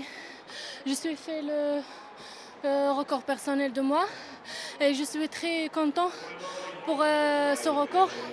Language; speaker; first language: French; non-native, learner; Arabic